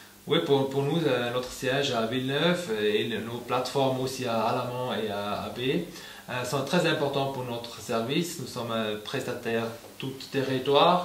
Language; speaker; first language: French; non-native, local second language; German